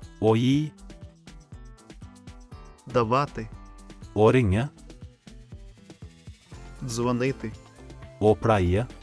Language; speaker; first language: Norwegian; non-native, fluent; Ukrainian